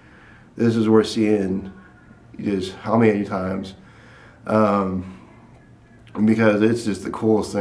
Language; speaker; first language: English; native; English